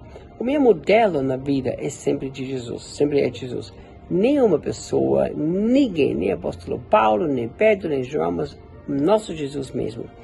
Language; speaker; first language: Portuguese; non-native, fluent; German